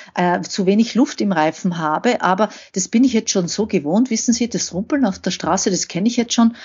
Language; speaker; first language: German; native; German